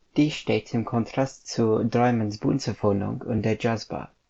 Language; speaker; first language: German; non-native, learner; English